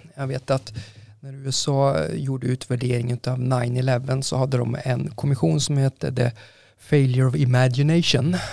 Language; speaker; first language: Swedish; native; Swedish